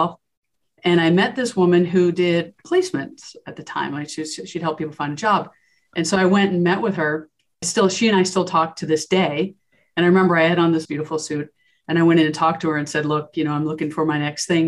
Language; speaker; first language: English; native; English